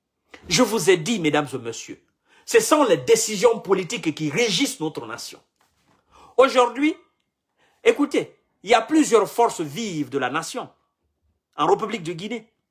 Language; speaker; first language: French; non-native, local second language; Mandingo